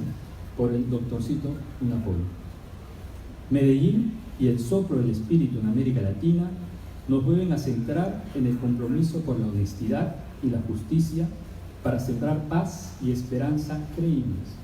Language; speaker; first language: Spanish; native; Spanish